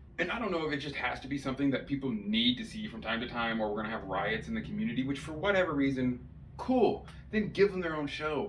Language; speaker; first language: English; native; English